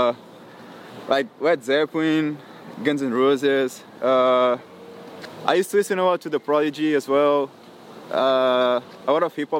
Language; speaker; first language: English; non-native, fluent; Portuguese